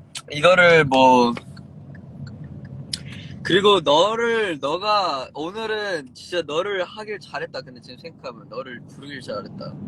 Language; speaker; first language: Korean; early bilingual, other home language; English